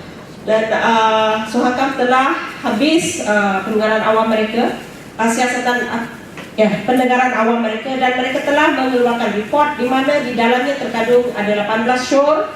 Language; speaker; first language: Malay; native; Malay